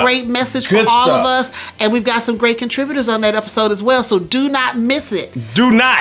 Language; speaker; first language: English; native; English